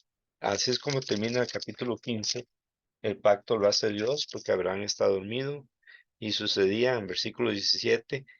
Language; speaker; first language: Spanish; native; Spanish